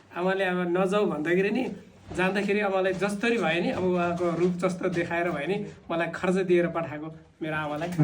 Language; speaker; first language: Nepali; non-native, local second language; Sherpa